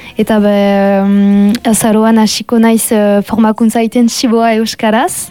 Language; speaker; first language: Basque; non-native, local second language; French